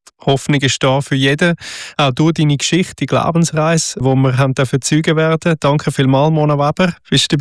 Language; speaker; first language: German; native; German